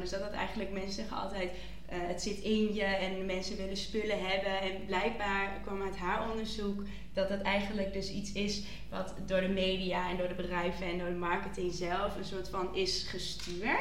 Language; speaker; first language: Dutch; native; Dutch